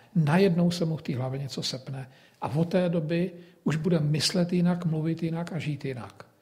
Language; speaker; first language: Czech; native; Czech